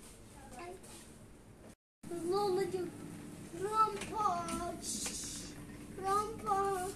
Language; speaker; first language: Turkish; native; Turkish